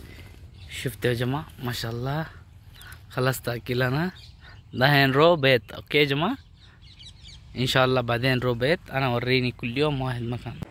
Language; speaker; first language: Arabic; non-native, learner; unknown